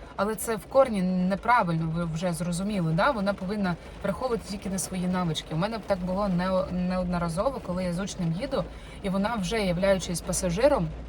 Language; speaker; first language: Ukrainian; non-native, local second language; Russian